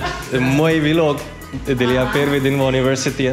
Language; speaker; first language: Russian; non-native, learner; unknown